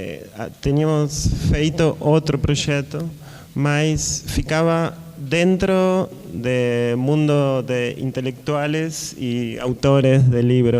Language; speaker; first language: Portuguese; non-native, learner; Spanish